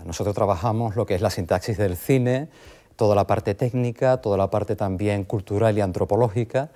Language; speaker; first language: Spanish; native; Spanish